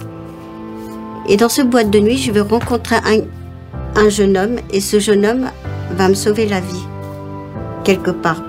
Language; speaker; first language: French; non-native, local second language; Morisyen